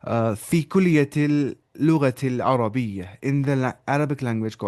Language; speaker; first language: Arabic; non-native, fluent; Urdu